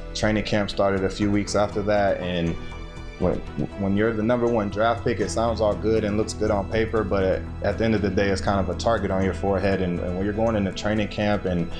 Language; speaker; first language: English; native; English